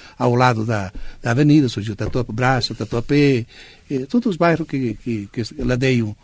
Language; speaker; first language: Portuguese; non-native, fluent; Italian